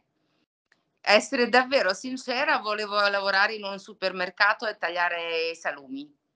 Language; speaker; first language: Italian; non-native, fluent; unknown